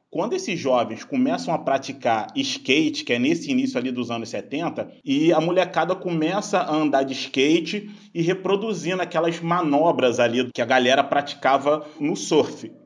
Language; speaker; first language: Portuguese; native; Portuguese